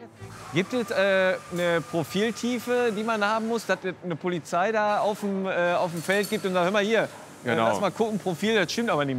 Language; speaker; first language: German; native; German